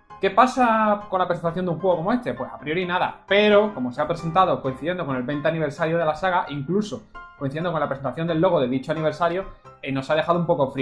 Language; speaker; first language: Spanish; native; Spanish